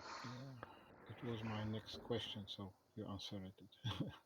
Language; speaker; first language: English; non-native, learner; Polish